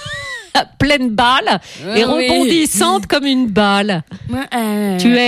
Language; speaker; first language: French; native; French